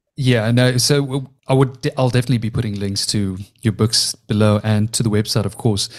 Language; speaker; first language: English; native; English